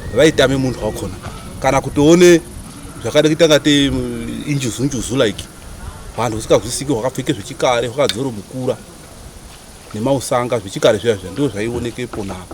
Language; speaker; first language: Shona; native; Shona